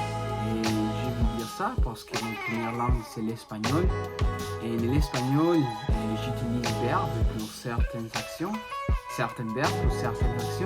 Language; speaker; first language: French; non-native, learner; Spanish